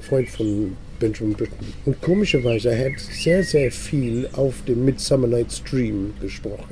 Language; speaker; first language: German; non-native, fluent; English